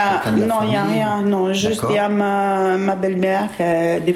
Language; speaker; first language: French; non-native, learner; Albanian